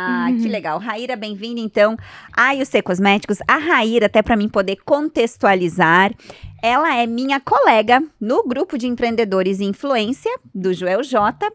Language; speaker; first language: Portuguese; native; Portuguese